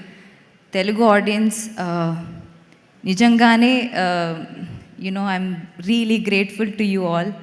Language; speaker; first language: Telugu; non-native, learner; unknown